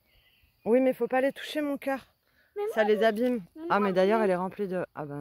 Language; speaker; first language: French; native; French